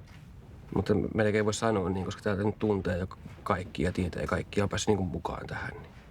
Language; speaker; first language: Finnish; native; Finnish